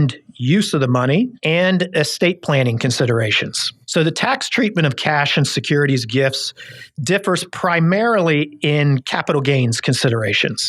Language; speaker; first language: English; native; English